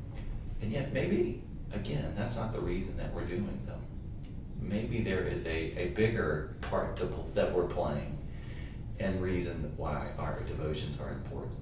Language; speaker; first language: English; native; English